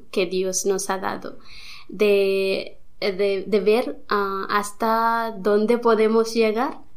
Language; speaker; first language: Spanish; non-native, fluent; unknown